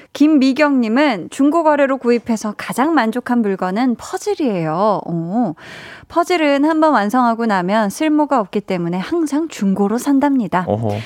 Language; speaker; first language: Korean; native; Korean